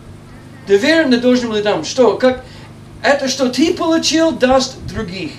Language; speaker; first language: Russian; non-native, learner; English